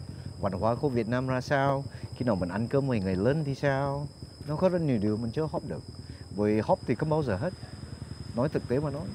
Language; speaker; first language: Vietnamese; non-native, fluent; Malay